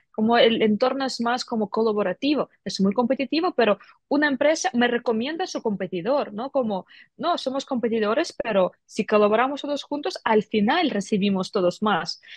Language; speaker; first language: Spanish; non-native, fluent; Ukrainian